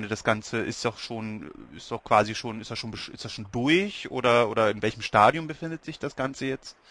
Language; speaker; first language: German; native; German